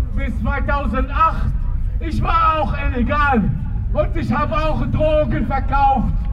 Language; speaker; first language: German; non-native, learner; Arabic